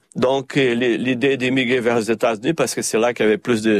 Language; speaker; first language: French; early bilingual, heritage; Portuguese